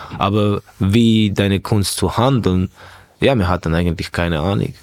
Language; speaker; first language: German; non-native, fluent; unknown